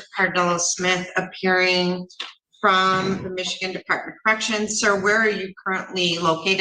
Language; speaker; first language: English; native; English